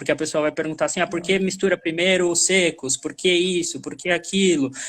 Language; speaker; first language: Portuguese; native; Portuguese